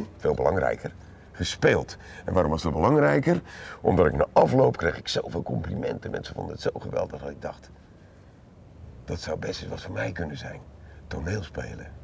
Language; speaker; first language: Dutch; native; Dutch